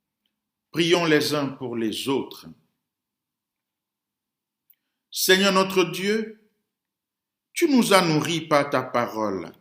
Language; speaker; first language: French; native; French